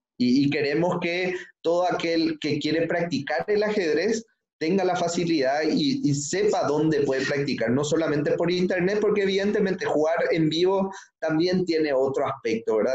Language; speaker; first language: Spanish; native; Spanish